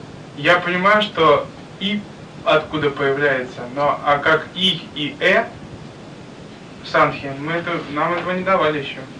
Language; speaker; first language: Russian; native; Russian